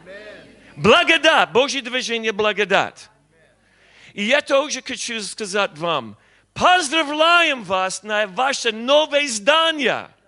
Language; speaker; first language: Russian; non-native, learner; English